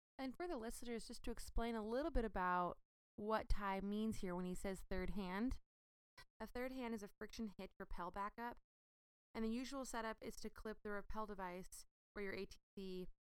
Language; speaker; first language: English; native; English